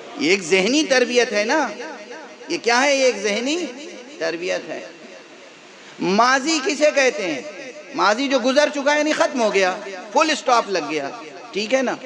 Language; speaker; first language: Urdu; native; Urdu